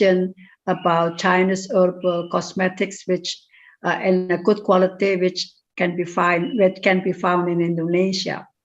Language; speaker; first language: English; non-native, fluent; Indonesian